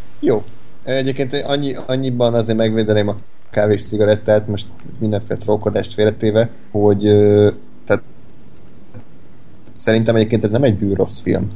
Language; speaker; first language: Hungarian; native; Hungarian